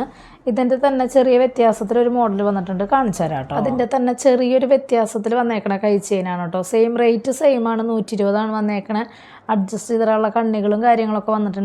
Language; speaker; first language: Malayalam; native; Malayalam